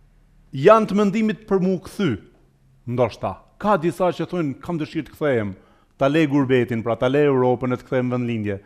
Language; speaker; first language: Albanian; native; Albanian